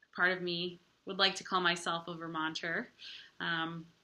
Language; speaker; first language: English; native; English